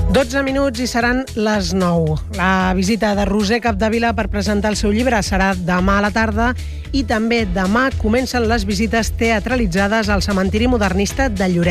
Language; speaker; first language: Catalan; native; Catalan